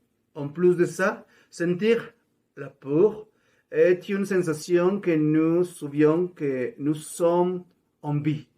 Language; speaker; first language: French; non-native, learner; Spanish